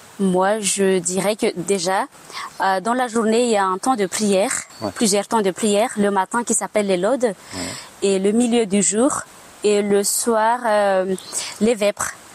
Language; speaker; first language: French; non-native, local second language; Malagasy